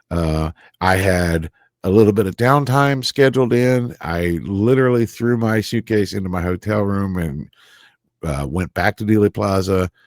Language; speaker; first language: English; native; English